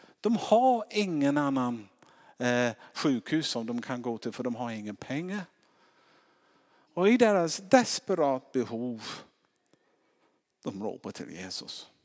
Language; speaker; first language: Swedish; non-native, fluent; English